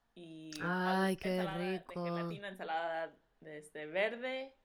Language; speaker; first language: Spanish; early bilingual, heritage; Spanish